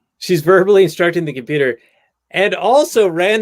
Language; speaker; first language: English; native; English